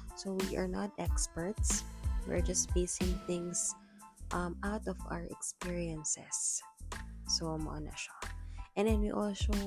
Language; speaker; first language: English; non-native, local second language; Cebuano